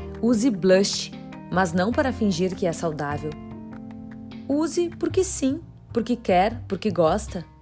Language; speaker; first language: Portuguese; native; Portuguese